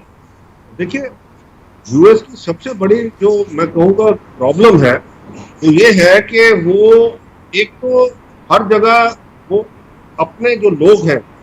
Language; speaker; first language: Hindi; native; Hindi